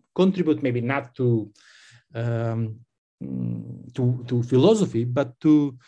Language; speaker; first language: English; non-native, fluent; Macedonian